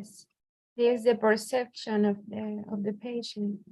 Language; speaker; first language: English; non-native, learner; Spanish